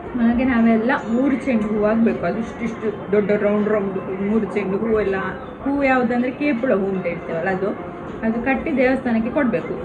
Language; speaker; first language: Kannada; non-native, local second language; Tulu